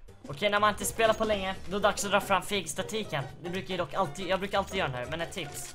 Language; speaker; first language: Swedish; native; Swedish